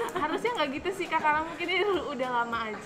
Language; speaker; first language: Indonesian; native; Indonesian